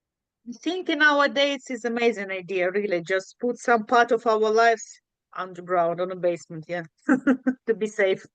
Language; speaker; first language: English; non-native, learner; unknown